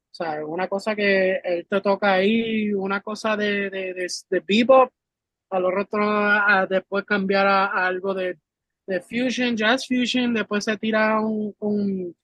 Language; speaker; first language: Spanish; early bilingual, heritage; Spanish